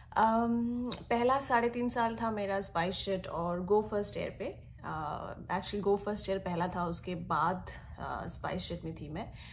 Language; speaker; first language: Hindi; non-native, local second language; Bangla